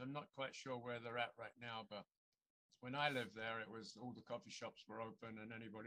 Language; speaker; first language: English; native; English